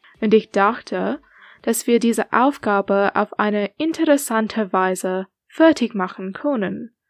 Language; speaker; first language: German; non-native, learner; English